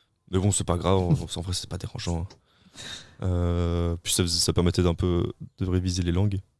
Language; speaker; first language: French; native; French